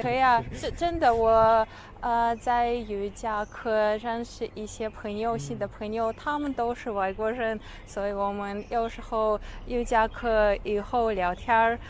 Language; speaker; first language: Chinese; non-native, learner; Russian